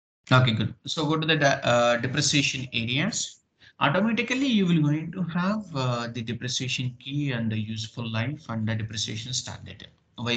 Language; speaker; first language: English; non-native, local second language; Telugu